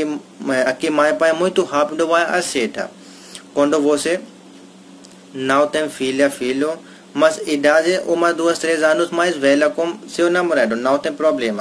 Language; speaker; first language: Portuguese; non-native, learner; Hindi